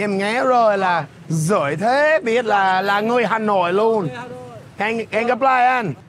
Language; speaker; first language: Vietnamese; non-native, fluent; English